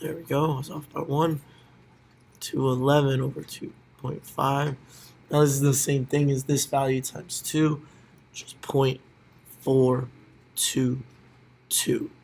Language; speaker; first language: English; native; English